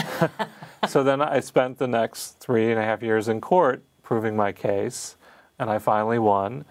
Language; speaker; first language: English; native; English